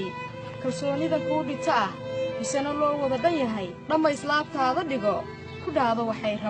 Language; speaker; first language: Somali; native; Somali